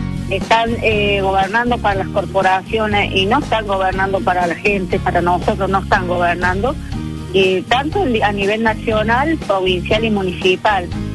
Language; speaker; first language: Spanish; native; Spanish